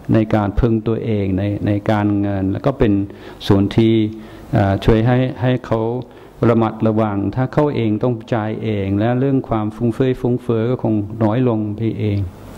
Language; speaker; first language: Thai; non-native, fluent; English